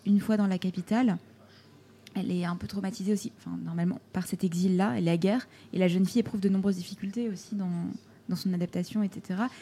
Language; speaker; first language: French; native; French